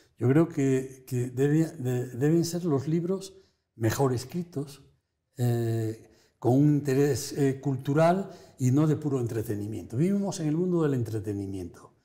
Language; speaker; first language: Spanish; native; Spanish